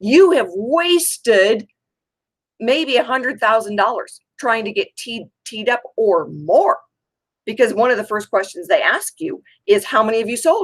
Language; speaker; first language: English; native; English